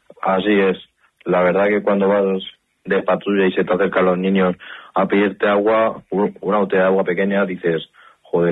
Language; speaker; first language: Spanish; native; Spanish